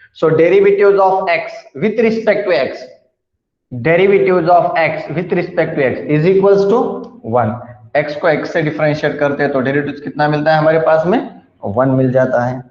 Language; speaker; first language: Hindi; non-native, local second language; Marathi